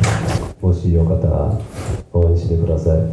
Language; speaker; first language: Japanese; non-native, learner; Chinese